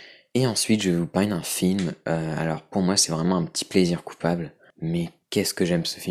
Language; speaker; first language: French; native; French